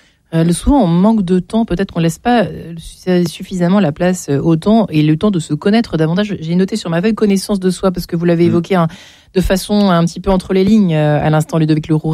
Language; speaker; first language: French; native; French